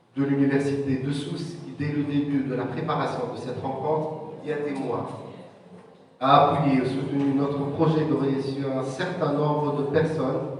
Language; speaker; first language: French; non-native, local second language; Arabic